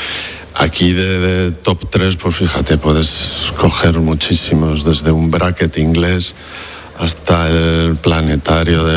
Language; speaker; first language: Spanish; native; Spanish